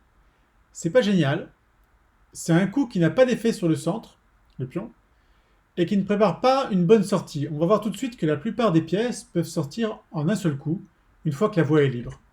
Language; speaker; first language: French; native; French